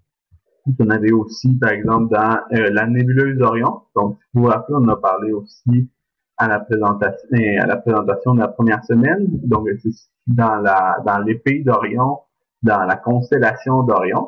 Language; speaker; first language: French; native; French